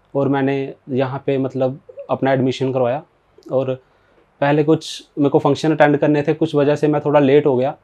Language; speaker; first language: Hindi; native; Hindi